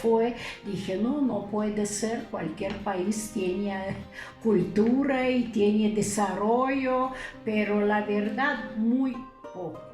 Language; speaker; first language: Spanish; non-native, fluent; Lithuanian